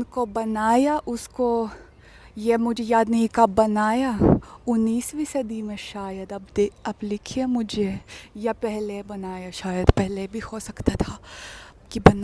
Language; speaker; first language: Hindi; non-native, learner; Russian